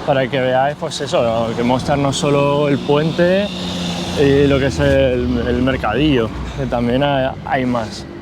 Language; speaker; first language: Spanish; native; Spanish